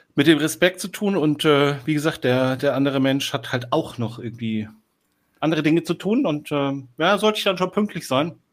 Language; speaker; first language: German; native; German